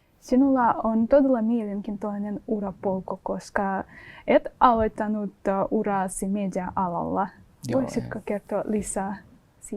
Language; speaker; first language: Finnish; non-native, fluent; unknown